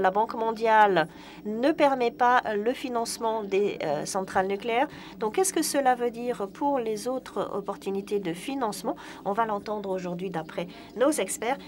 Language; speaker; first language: French; non-native, fluent; Polish